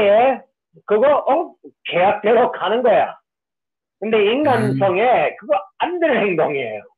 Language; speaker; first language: Korean; non-native, fluent; English